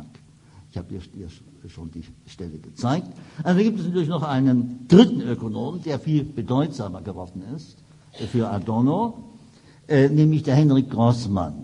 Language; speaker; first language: German; native; German